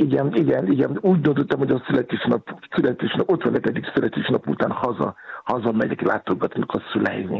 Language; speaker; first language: Hungarian; non-native, fluent; Yoruba